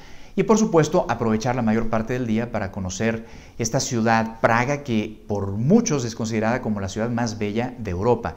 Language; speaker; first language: Spanish; native; Spanish